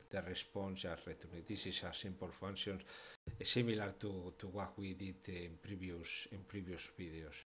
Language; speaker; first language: English; non-native, fluent; Spanish